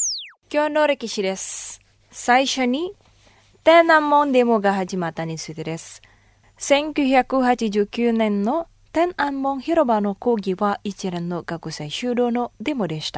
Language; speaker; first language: Japanese; non-native, learner; Indonesian